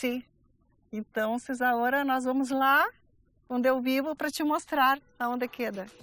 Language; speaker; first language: Portuguese; early bilingual, other home language; Galician